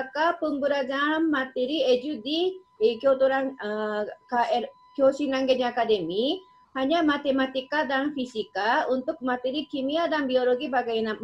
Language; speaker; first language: Indonesian; non-native, fluent; Japanese